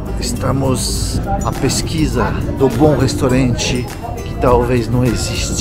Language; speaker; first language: Portuguese; non-native, fluent; French